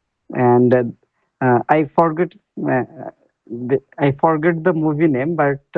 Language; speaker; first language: English; non-native, learner; Bangla